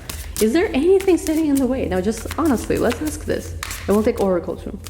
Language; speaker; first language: English; non-native, fluent; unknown